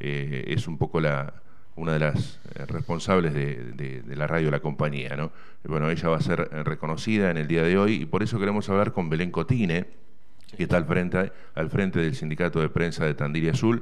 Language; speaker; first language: Spanish; native; Spanish